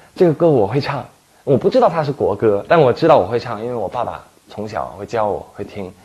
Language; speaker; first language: Chinese; non-native, local second language; Min Nan Chinese